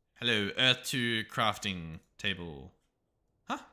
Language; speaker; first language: English; native; English